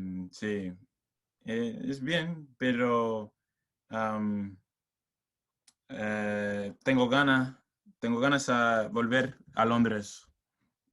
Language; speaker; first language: Spanish; non-native, learner; English